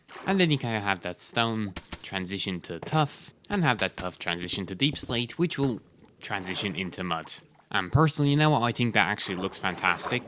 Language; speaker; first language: English; native; English